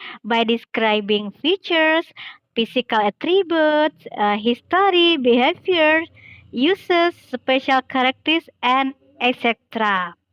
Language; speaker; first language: English; non-native, fluent; Indonesian